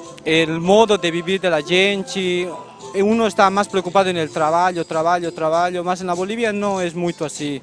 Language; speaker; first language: Portuguese; non-native, learner; Spanish